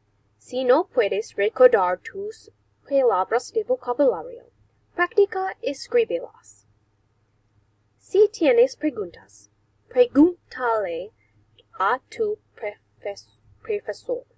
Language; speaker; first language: Spanish; non-native, learner; English